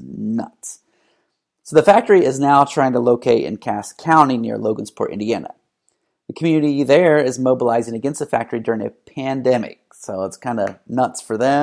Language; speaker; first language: English; native; English